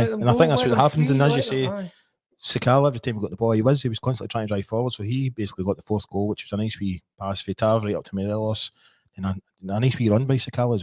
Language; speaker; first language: English; native; English